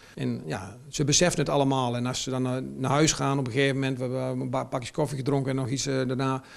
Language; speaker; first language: Dutch; native; Dutch